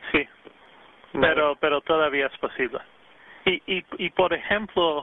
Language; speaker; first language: Spanish; early bilingual, heritage; English